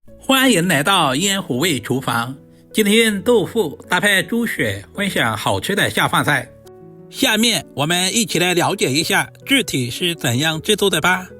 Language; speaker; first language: Chinese; native; Chinese